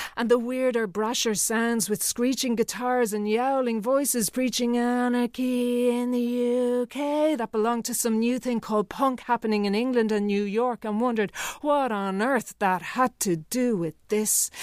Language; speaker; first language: English; native; English